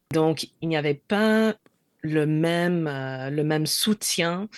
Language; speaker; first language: French; non-native, fluent; English